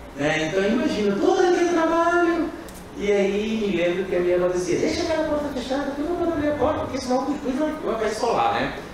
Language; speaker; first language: Portuguese; non-native, local second language; Kabuverdianu